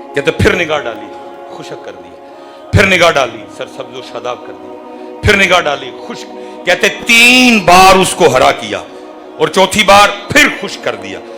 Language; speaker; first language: Urdu; non-native, local second language; Punjabi